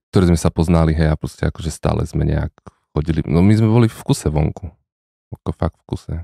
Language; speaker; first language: Slovak; native; Slovak